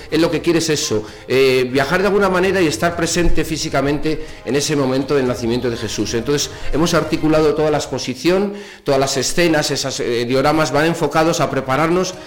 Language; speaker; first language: Spanish; native; Spanish